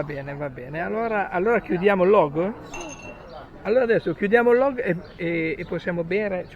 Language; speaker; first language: Italian; native; Italian